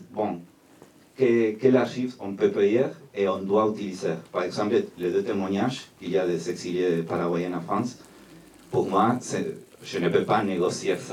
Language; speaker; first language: French; non-native, fluent; Spanish